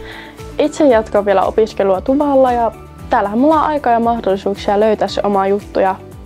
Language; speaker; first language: Finnish; native; Finnish